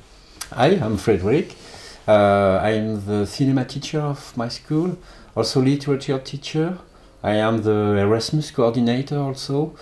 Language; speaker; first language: English; non-native, learner; French